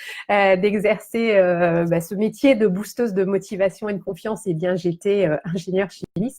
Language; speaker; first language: French; native; French